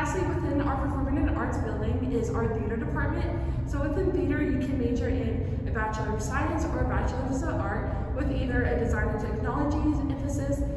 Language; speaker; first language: English; native; English